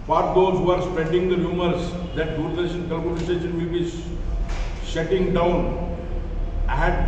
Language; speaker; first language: English; non-native, local second language; Kannada